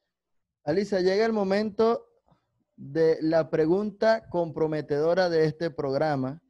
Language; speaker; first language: Spanish; native; Spanish